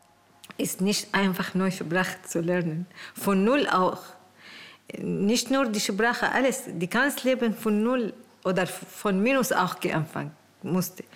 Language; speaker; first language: German; non-native, learner; Arabic